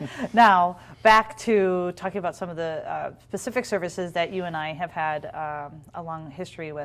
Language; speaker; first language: English; native; English